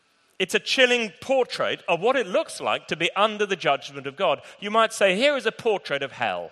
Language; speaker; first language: English; native; English